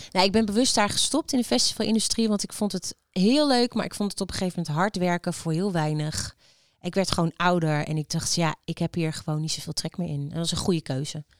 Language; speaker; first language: Dutch; native; Dutch